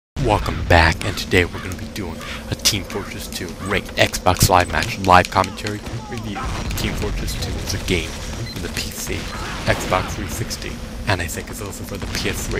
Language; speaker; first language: English; native; English